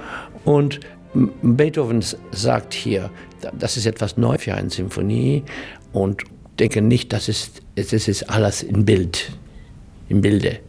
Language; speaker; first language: German; non-native, learner; English